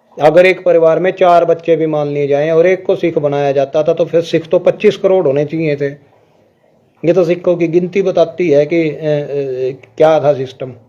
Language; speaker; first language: Hindi; non-native, local second language; Punjabi